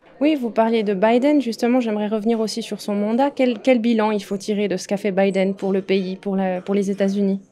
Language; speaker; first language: French; native; French